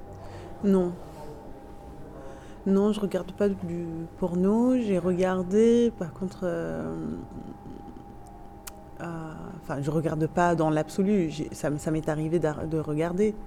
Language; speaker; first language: French; non-native, local second language; Arabic